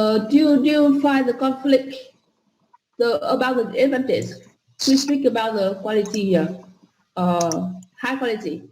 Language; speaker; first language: English; non-native, fluent; Vietnamese